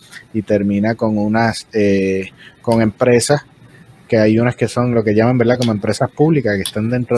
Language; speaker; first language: Spanish; native; Spanish